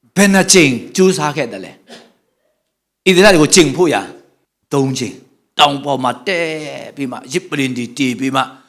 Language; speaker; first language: Burmese; non-native, local second language; Tedim Chin